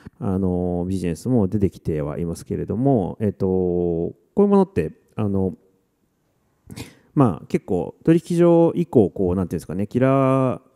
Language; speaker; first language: Japanese; native; Japanese